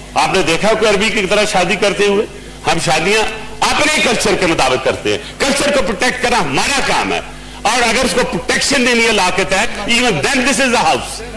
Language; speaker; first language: Urdu; non-native, local second language; Punjabi